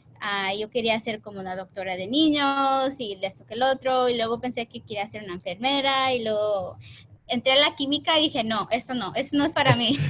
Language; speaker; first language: Spanish; early bilingual, heritage; Spanish